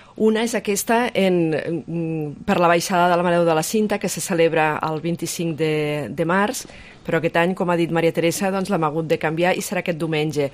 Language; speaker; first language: Catalan; native; Catalan